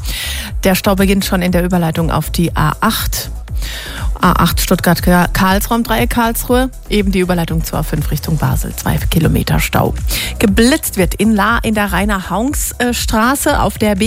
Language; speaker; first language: German; native; German